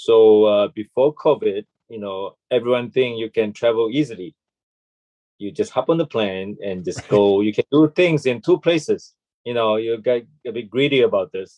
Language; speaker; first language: English; non-native, local second language; Chinese